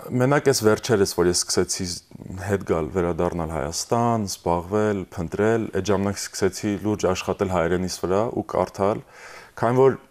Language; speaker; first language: Armenian; early bilingual, heritage; Armenian